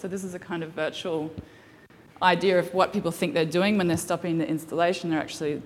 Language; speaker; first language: English; native; English